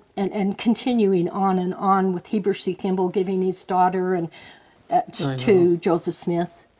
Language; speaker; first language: English; native; English